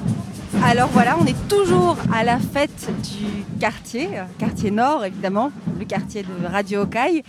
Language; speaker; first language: French; native; French